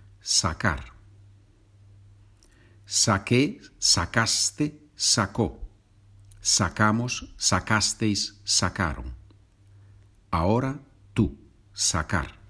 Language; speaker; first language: Spanish; non-native, fluent; English